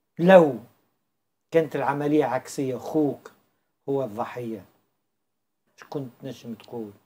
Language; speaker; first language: Arabic; native; Arabic